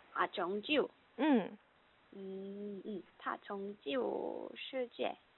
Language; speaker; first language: Chinese; non-native, learner; Korean